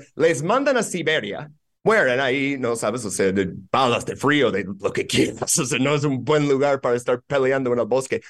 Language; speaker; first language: Spanish; non-native, fluent; English